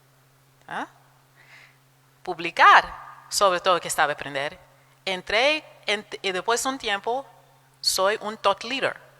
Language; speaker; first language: Spanish; non-native, fluent; Portuguese